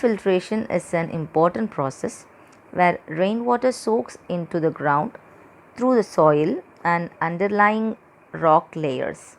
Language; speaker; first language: English; non-native, local second language; Tamil